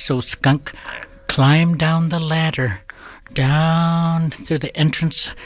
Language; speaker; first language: English; native; English